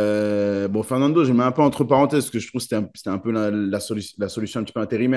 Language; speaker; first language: French; native; French